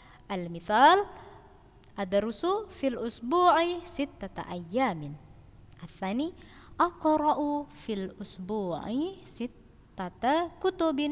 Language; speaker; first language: Arabic; non-native, fluent; Indonesian